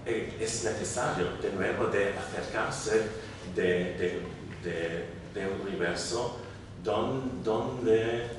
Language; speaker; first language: Spanish; non-native, learner; German